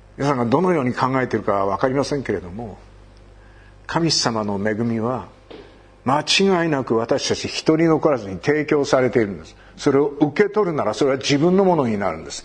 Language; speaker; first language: Japanese; native; Japanese